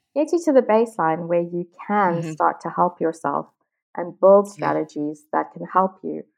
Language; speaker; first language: English; native; English